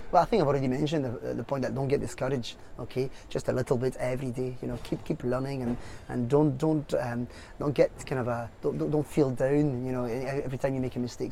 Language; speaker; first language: English; non-native, fluent; French